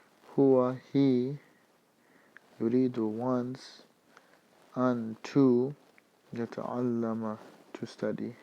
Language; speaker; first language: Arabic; non-native, fluent; English